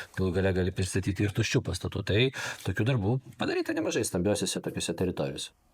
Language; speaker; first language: Lithuanian; non-native, local second language; Polish